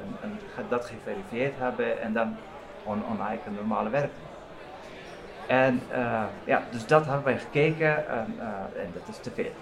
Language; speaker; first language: Dutch; non-native, fluent; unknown